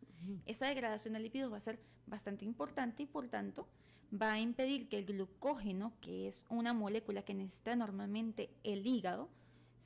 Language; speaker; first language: Spanish; native; Spanish